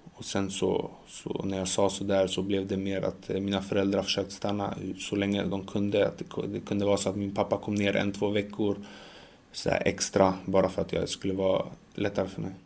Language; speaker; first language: Swedish; early bilingual, other home language; Macedonian